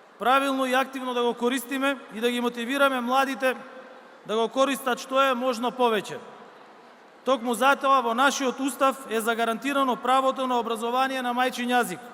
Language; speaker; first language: Macedonian; native; Macedonian